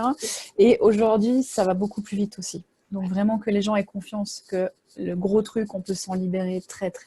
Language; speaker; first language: French; native; French